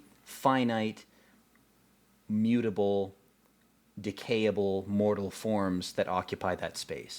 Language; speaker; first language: English; native; English